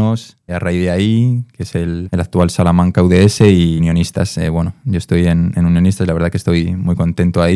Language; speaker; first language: Spanish; native; Spanish